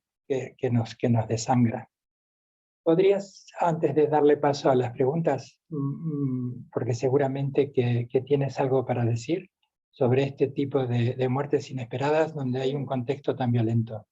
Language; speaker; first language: Spanish; native; Spanish